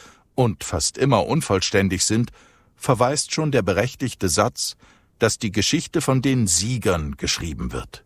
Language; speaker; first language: German; native; German